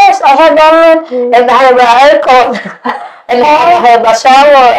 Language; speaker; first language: English; non-native, learner; Indonesian